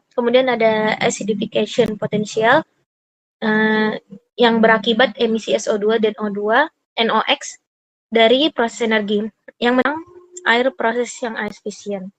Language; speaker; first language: Indonesian; native; Indonesian